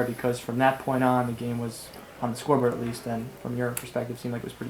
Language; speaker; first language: English; native; English